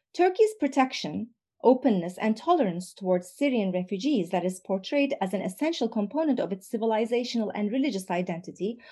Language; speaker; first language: English; non-native, fluent; Turkish